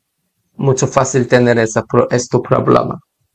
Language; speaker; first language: Spanish; non-native, learner; Korean